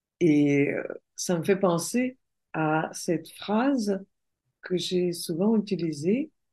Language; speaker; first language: French; non-native, fluent; Russian